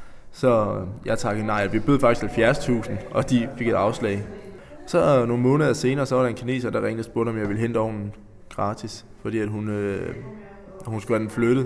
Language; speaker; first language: Danish; native; Danish